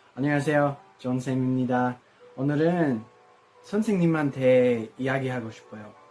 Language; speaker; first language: Korean; non-native, learner; English